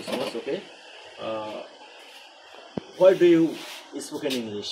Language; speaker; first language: English; non-native, learner; Bangla